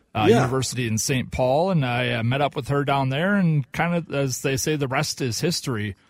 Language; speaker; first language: English; native; English